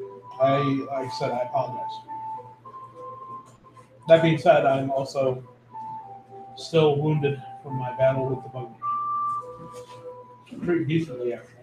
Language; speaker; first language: English; native; English